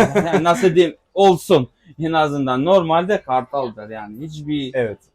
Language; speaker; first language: Turkish; non-native, fluent; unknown